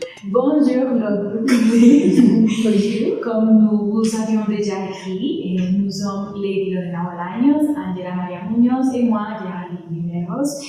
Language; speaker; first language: French; non-native, learner; Spanish